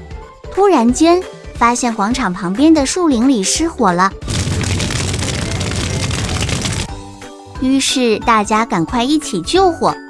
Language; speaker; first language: Chinese; native; Chinese